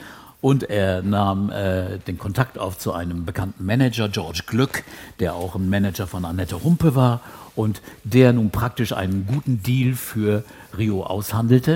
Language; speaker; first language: German; native; German